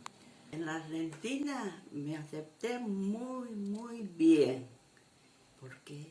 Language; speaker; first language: Spanish; early bilingual, other home language; Japanese